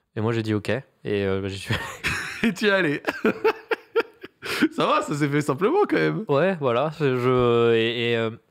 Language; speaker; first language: French; native; French